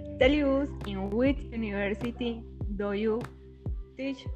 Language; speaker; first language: English; non-native, learner; Spanish